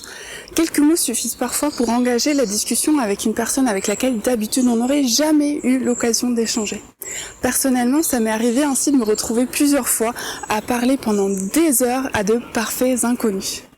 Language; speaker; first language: French; native; French